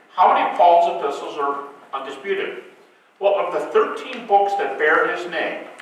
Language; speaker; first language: English; native; English